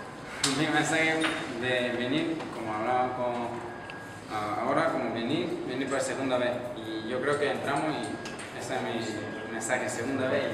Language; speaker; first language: Spanish; non-native, learner; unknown